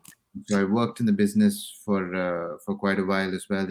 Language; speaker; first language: English; non-native, local second language; Tamil